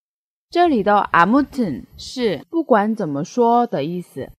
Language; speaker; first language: Chinese; non-native, fluent; Korean